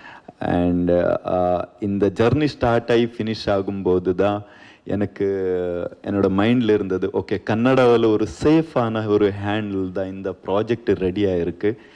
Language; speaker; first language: Tamil; non-native, learner; Kannada